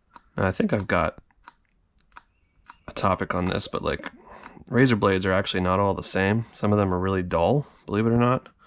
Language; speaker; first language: English; native; English